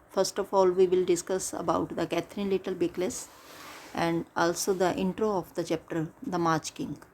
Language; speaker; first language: English; non-native, local second language; Punjabi